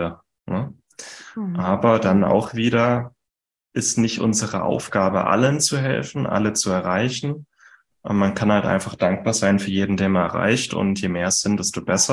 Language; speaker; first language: German; native; German